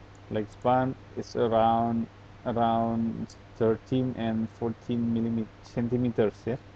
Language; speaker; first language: English; non-native, fluent; Indonesian